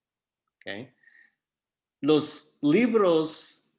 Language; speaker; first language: Spanish; non-native, fluent; English